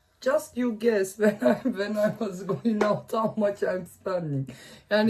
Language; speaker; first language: English; non-native, learner; Turkish